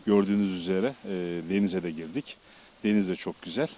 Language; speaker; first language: Turkish; native; Turkish